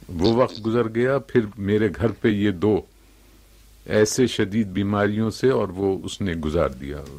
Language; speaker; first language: Urdu; native; Urdu